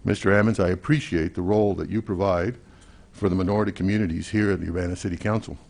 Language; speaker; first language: English; native; English